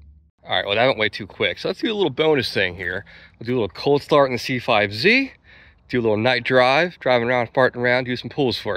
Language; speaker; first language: English; native; English